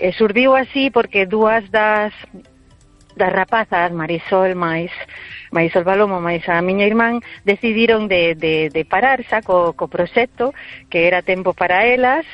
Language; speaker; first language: Galician; early bilingual, heritage; Galician